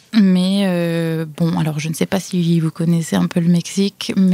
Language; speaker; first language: French; native; French